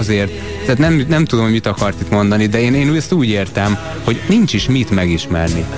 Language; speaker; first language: Hungarian; native; Hungarian